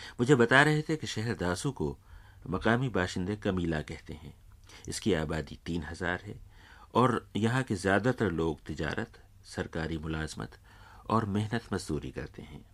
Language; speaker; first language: Urdu; native; Urdu